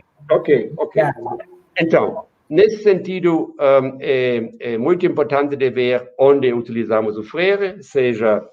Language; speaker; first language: Portuguese; non-native, fluent; German